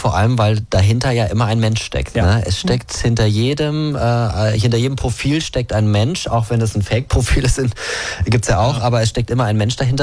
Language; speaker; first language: German; native; German